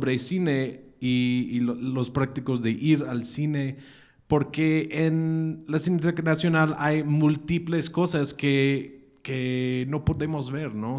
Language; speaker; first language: Spanish; non-native, fluent; English